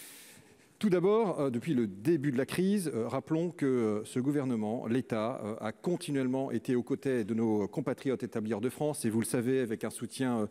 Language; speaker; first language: French; native; French